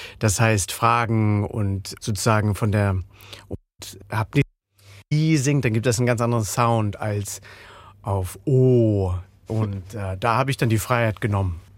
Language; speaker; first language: German; native; German